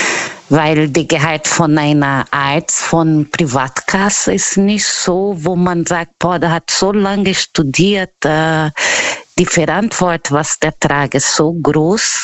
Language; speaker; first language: German; non-native, fluent; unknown